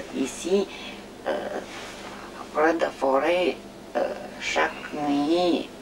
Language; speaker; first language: French; non-native, learner; Romanian